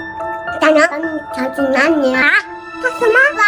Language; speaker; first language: Chinese; native; Chinese